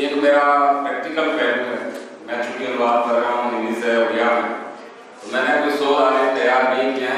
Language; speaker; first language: Hindi; non-native, local second language; Odia